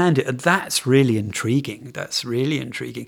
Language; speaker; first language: English; native; English